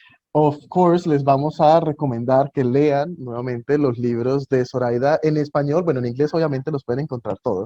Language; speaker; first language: Spanish; native; Spanish